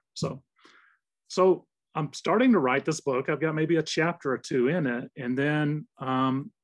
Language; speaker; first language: English; native; English